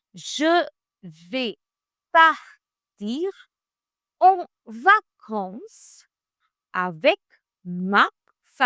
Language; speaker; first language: French; non-native, fluent; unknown